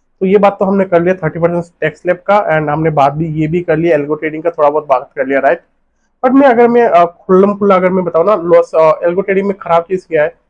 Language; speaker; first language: Hindi; non-native, local second language; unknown